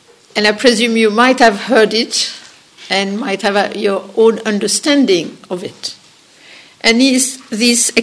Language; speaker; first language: English; non-native, fluent; French